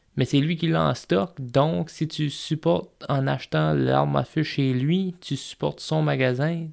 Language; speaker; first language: French; native; French